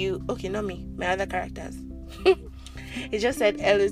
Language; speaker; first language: English; non-native, local second language; Yoruba